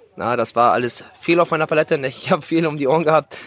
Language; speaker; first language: German; native; German